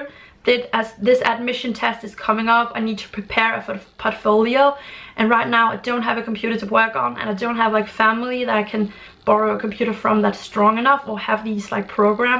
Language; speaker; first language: English; non-native, fluent; Danish